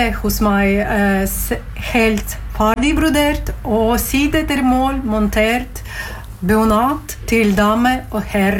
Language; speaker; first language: Norwegian; non-native, fluent; Latvian